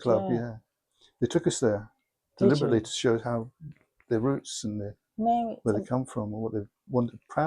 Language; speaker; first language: English; native; English